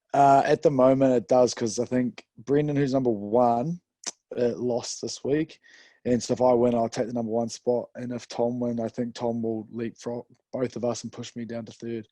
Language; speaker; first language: English; native; English